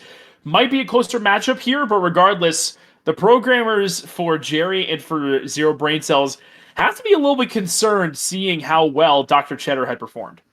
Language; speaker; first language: English; native; English